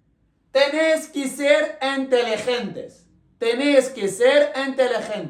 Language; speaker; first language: Spanish; non-native, local second language; Arabic